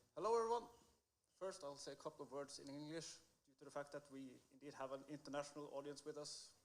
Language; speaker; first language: English; non-native, fluent; Norwegian